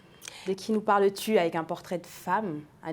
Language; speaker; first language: French; native; French